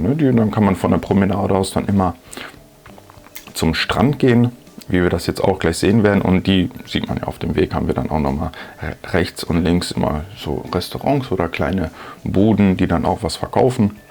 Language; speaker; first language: German; native; German